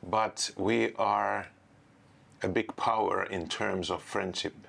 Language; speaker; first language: English; non-native, fluent; Finnish